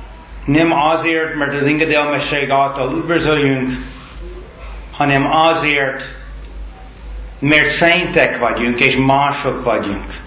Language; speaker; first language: Hungarian; non-native, learner; English